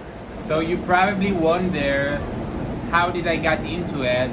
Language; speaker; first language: English; non-native, fluent; Hebrew